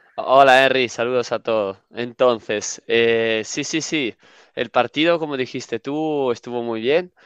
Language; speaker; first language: Spanish; non-native, fluent; Italian